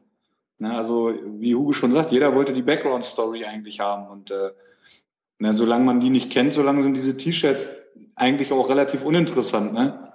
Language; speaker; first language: German; native; German